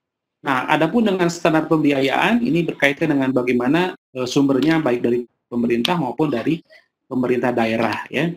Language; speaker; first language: Indonesian; native; Indonesian